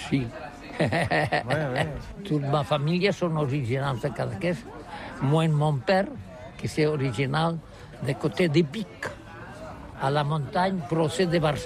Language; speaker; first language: French; non-native, learner; Catalan